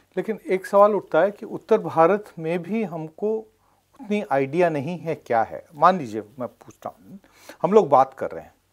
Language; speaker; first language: Hindi; non-native, local second language; Bangla